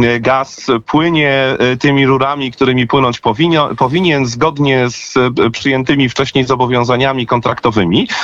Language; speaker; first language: Polish; native; Polish